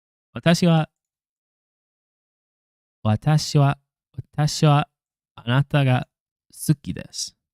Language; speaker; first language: Japanese; non-native, learner; English